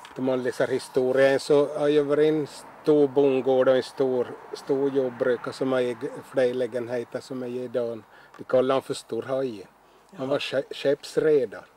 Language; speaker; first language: Swedish; native; Swedish